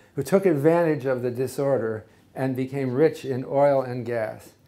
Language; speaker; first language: English; native; English